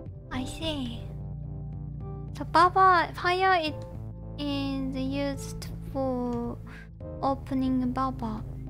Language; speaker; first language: English; non-native, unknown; Japanese